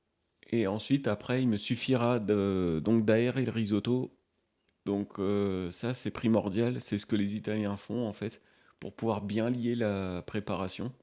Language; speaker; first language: French; native; French